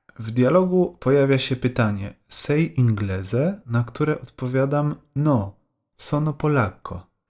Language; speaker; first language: Polish; native; Polish